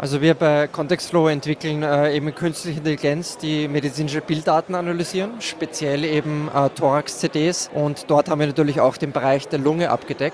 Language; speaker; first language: German; native; German